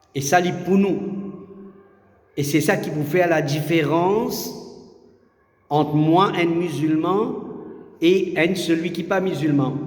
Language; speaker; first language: French; non-native, learner; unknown